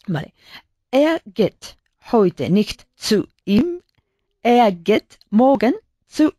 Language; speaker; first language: German; non-native, learner; Spanish